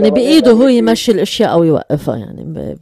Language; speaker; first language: Arabic; native; Arabic